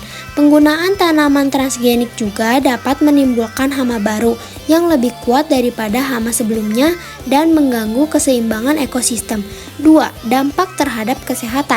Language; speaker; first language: Indonesian; native; Indonesian